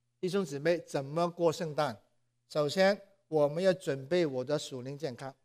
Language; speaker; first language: Chinese; non-native, local second language; Cantonese